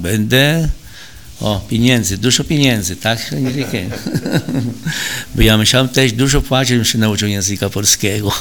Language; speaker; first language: Polish; early bilingual, heritage; Polish